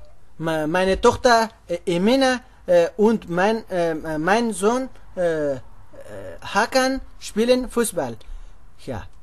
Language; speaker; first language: German; non-native, fluent; Pashto